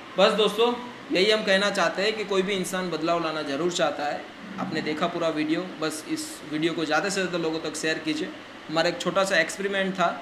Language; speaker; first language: Hindi; non-native, local second language; Gujarati